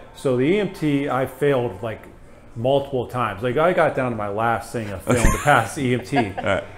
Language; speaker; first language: English; native; English